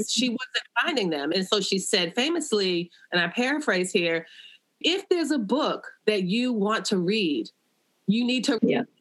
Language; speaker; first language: English; native; English